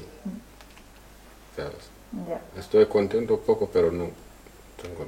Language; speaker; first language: Spanish; non-native, learner; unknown